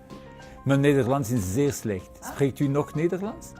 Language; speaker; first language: Dutch; non-native, local second language; French